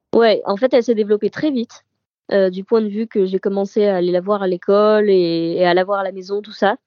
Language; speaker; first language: French; native; French